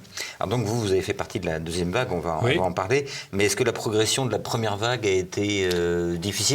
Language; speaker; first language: French; native; French